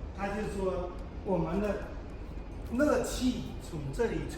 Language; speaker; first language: Chinese; native; Chinese